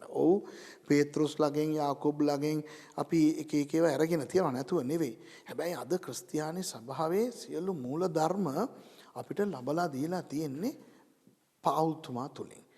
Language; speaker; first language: Sinhala; non-native, local second language; Tamil